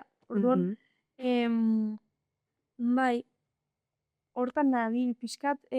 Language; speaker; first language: Basque; non-native, local second language; Spanish